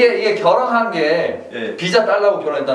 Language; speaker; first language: Korean; native; Korean